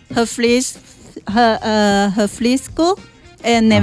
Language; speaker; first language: Spanish; non-native, learner; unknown